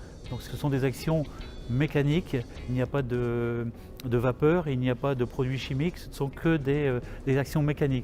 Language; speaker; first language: French; native; French